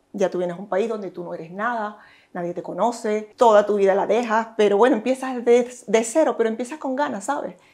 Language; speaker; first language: Spanish; native; Spanish